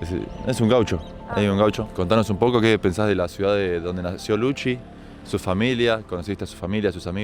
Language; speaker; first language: Spanish; native; Spanish